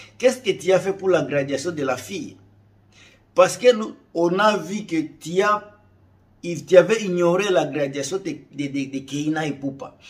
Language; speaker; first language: French; non-native, local second language; Lingala